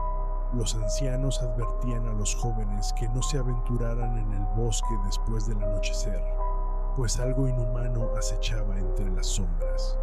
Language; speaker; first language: Spanish; native; Spanish